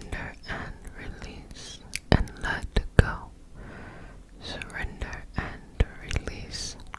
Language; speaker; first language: English; native; English